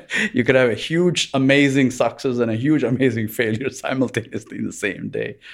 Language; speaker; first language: English; non-native, local second language; Tamil